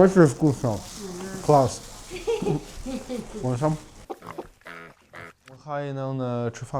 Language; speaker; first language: Chinese; non-native, fluent; Russian